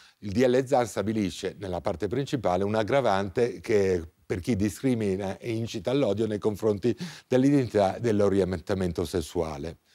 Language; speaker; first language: Italian; native; Italian